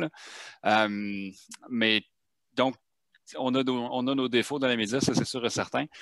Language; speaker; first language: French; native; French